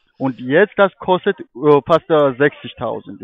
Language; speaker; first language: German; non-native, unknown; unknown